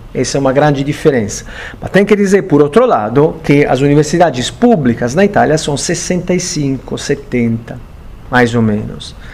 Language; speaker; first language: Portuguese; non-native, fluent; Italian